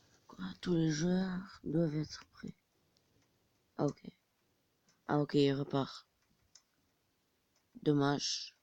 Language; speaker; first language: French; native; French